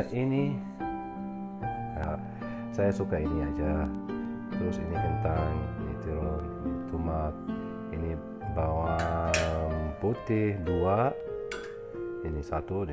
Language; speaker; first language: Indonesian; non-native, learner; Arabic